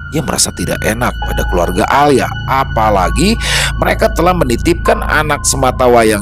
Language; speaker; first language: Indonesian; native; Indonesian